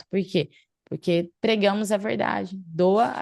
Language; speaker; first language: Portuguese; native; Portuguese